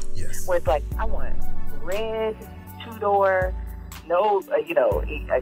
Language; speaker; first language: English; native; English